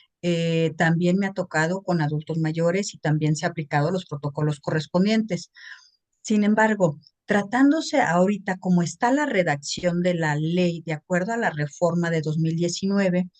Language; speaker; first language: Spanish; native; Spanish